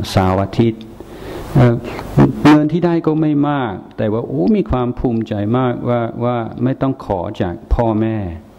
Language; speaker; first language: Thai; non-native, fluent; English